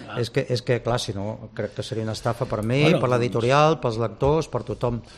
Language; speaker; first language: Catalan; native; Catalan